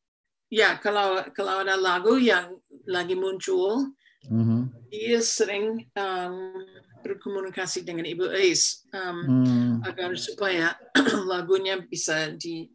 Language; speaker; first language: Indonesian; non-native, fluent; English